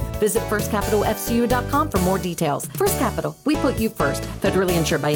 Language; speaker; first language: English; native; English